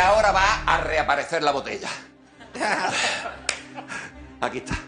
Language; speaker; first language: Spanish; native; Spanish